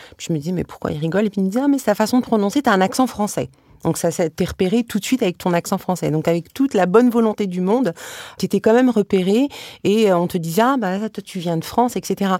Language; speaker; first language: French; early bilingual, other home language; Arabic